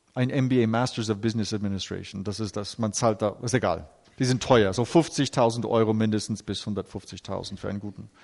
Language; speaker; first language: German; native; German